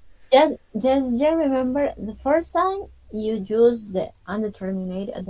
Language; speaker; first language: English; non-native, fluent; Spanish